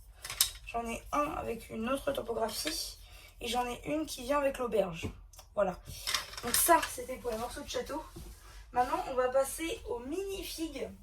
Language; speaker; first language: French; native; French